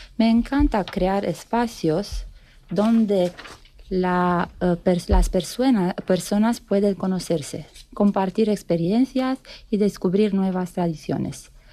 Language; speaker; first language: Spanish; non-native, fluent; Romanian